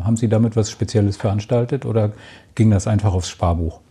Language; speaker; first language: German; native; German